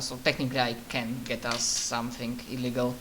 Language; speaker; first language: English; non-native, fluent; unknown